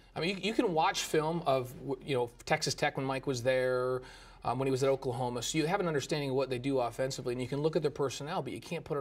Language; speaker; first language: English; native; English